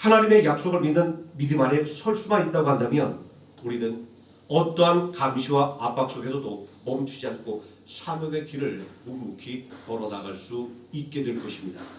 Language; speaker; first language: Korean; native; Korean